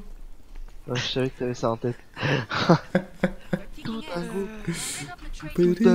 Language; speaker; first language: French; native; French